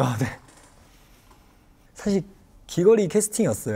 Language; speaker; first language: Korean; non-native, fluent; Chinese